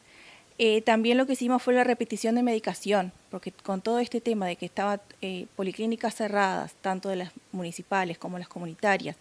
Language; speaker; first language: Spanish; native; Spanish